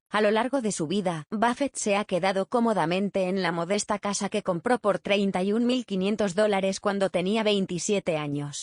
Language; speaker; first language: Spanish; native; Spanish